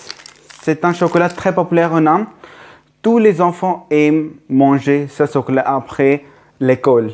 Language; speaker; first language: French; non-native, learner; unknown